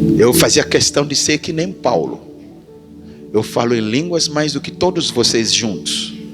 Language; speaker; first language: Portuguese; non-native, fluent; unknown